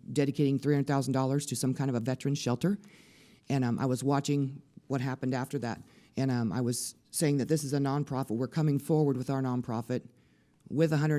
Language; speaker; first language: English; native; English